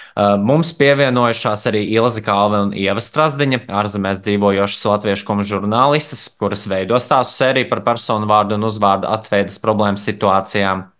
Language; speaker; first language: Latvian; native; Latvian